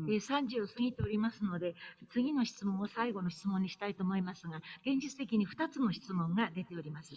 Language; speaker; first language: Japanese; native; Japanese